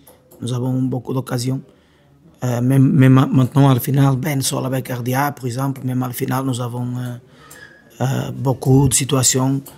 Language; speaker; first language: French; non-native, learner; Portuguese